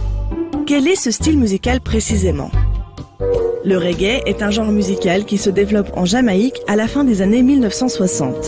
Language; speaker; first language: French; native; French